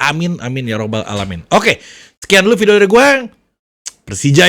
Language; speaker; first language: Indonesian; native; Indonesian